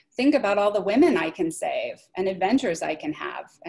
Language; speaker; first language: English; native; English